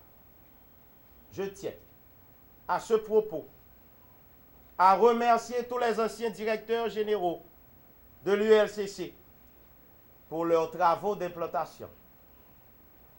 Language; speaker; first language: French; non-native, local second language; Haitian Creole